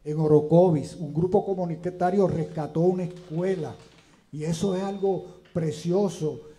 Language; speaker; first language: Spanish; native; Spanish